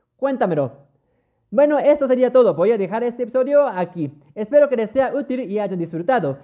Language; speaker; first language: Spanish; non-native, fluent; Japanese